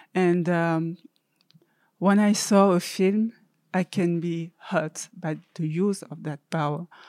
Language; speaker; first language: English; non-native, learner; French